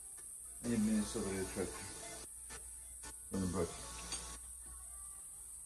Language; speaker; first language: Russian; native; Russian